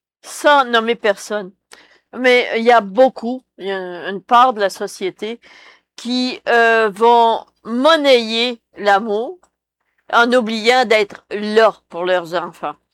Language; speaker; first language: French; native; French